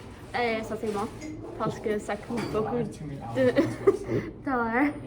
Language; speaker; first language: French; non-native, learner; English